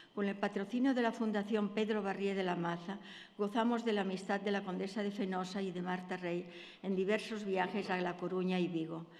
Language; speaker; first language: Spanish; native; Spanish